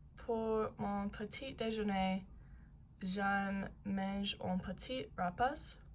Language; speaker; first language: French; non-native, learner; English